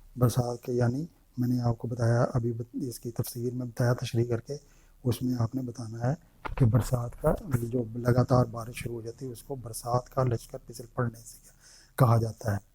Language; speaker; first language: Urdu; non-native, local second language; Punjabi